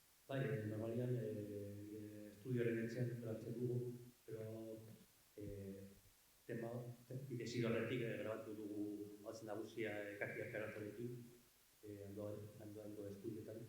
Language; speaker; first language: Basque; non-native, local second language; Spanish